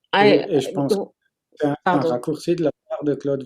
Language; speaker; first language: French; non-native, fluent; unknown